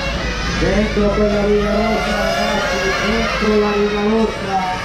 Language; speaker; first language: Italian; native; Italian